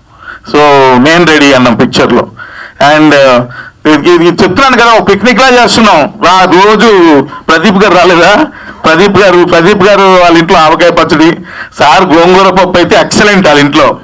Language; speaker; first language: Telugu; native; Telugu